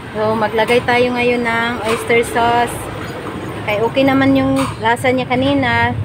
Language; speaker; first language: Filipino; native; Filipino